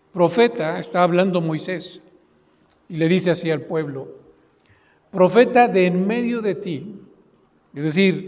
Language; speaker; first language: Spanish; native; Spanish